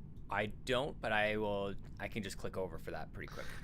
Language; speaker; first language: English; native; English